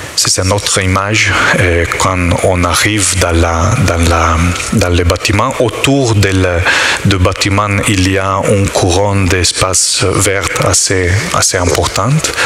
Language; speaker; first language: French; non-native, learner; Italian